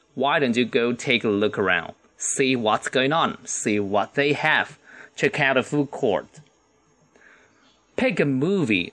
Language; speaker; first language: English; non-native, fluent; Chinese